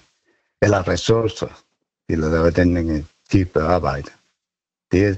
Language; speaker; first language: Danish; non-native, fluent; Spanish